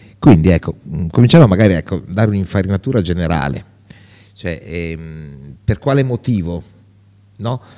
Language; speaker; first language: Italian; native; Italian